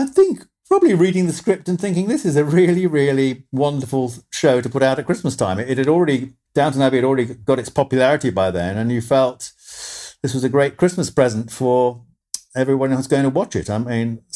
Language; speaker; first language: English; native; English